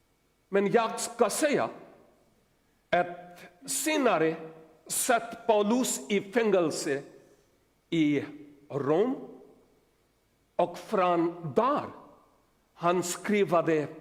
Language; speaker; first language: Swedish; non-native, learner; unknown